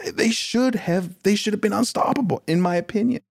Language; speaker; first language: English; native; English